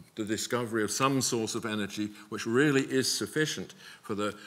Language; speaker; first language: English; native; English